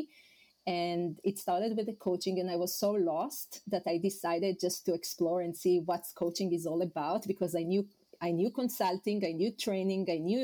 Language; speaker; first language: English; non-native, fluent; Hebrew